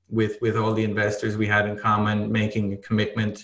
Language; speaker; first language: English; native; English